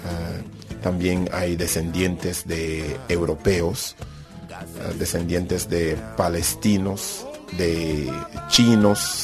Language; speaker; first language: Spanish; non-native, fluent; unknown